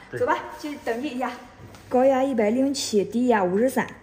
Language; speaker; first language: Chinese; native; Chinese